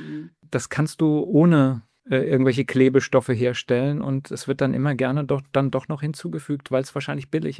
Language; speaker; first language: German; native; German